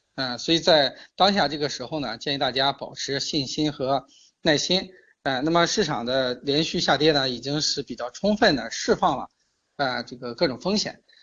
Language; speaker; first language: Chinese; native; Chinese